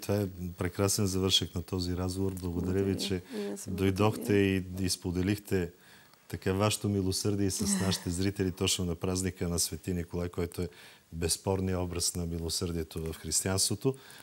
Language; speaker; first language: Bulgarian; native; Bulgarian